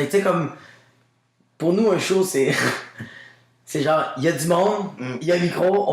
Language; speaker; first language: French; native; French